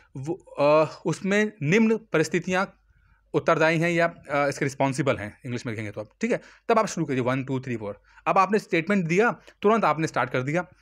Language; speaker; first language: Hindi; native; Hindi